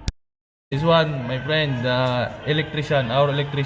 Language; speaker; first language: English; non-native, learner; Filipino